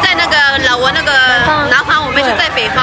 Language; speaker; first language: Chinese; non-native, fluent; Lao